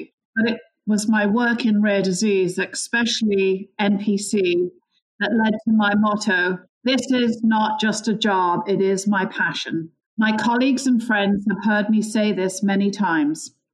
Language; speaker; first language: English; native; English